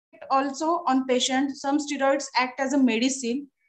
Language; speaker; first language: English; non-native, local second language; Marathi